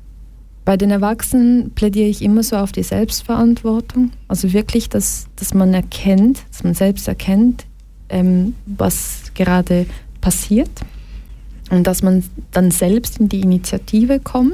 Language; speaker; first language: German; early bilingual, other home language; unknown